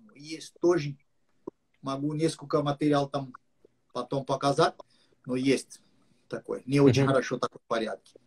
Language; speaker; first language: Russian; non-native, learner; English